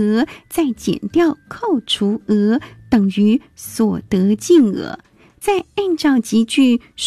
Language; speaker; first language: Chinese; native; Chinese